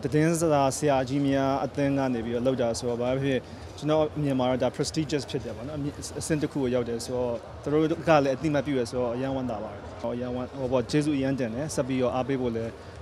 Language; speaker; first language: Burmese; native; Burmese